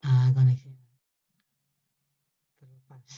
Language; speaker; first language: Indonesian; native; Indonesian